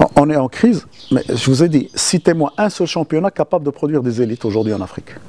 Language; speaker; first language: French; non-native, local second language; Arabic